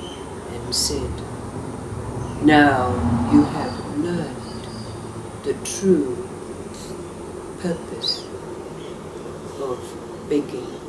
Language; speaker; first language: English; native; English